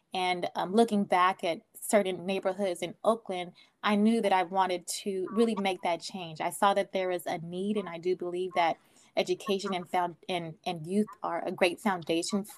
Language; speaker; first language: English; native; English